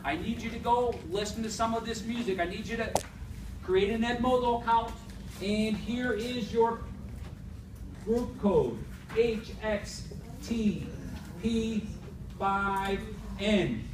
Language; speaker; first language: English; native; English